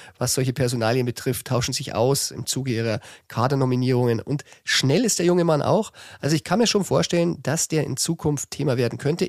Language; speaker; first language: German; native; German